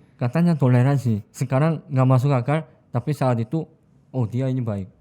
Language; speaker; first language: Indonesian; non-native, fluent; Korean